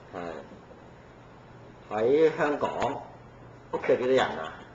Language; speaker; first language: Cantonese; native; Cantonese